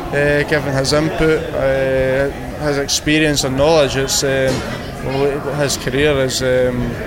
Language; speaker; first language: English; native; English